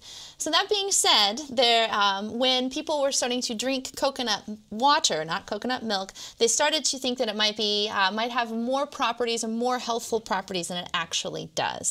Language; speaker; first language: English; native; English